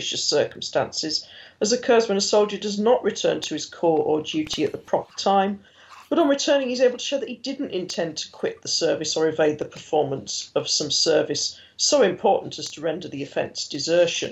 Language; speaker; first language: English; native; English